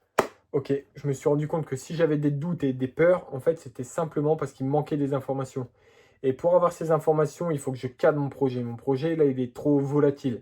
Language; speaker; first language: French; native; French